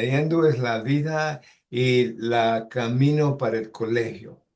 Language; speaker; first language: Spanish; early bilingual, heritage; Spanish